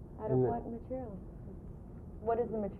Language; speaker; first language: English; native; English